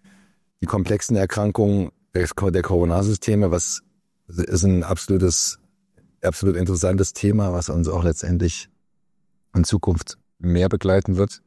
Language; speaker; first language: German; native; German